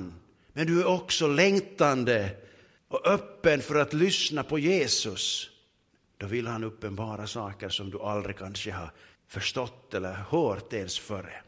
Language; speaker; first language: Swedish; native; Swedish